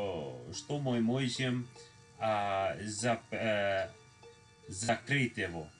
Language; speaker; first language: Russian; non-native, learner; English